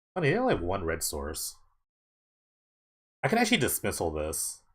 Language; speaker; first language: English; native; English